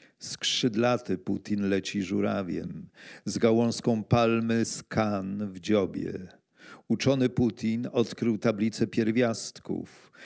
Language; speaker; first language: Polish; native; Polish